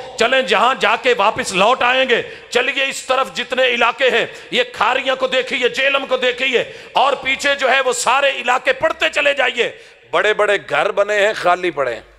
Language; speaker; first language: Urdu; non-native, local second language; Punjabi